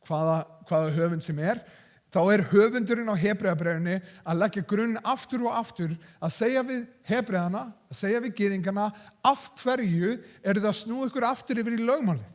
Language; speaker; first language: Icelandic; non-native, fluent; English